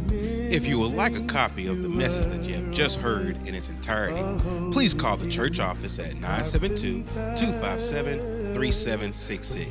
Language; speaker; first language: English; native; English